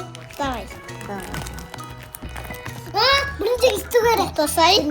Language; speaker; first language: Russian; non-native, local second language; Kazakh